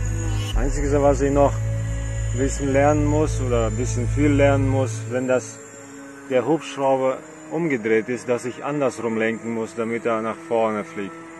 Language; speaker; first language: German; non-native, fluent; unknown